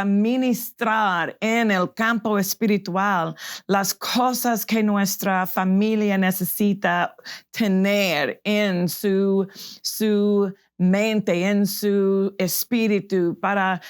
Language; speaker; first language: Spanish; non-native, fluent; English